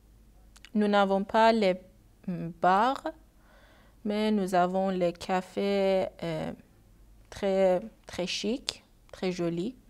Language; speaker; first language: French; non-native, learner; Persian